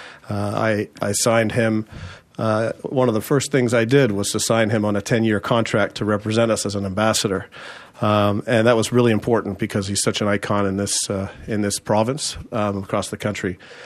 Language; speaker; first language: English; early bilingual, other home language; French